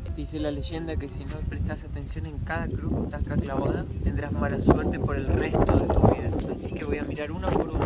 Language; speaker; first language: Spanish; native; Spanish